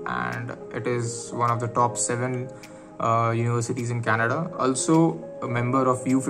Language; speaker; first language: English; non-native, local second language; Marathi